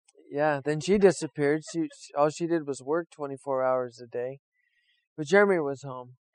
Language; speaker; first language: English; native; English